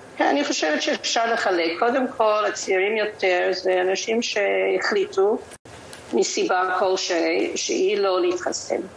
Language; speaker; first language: Hebrew; non-native, fluent; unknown